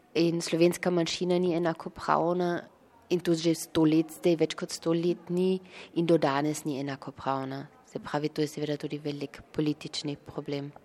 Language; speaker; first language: Slovenian; early bilingual, heritage; Slovenian